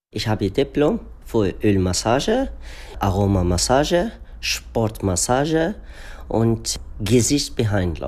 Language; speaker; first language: German; non-native, learner; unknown